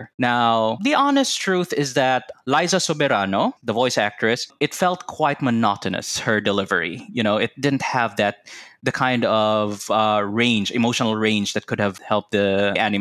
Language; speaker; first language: English; non-native, local second language; Cebuano